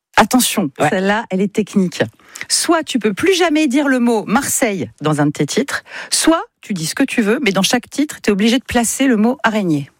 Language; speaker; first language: French; native; French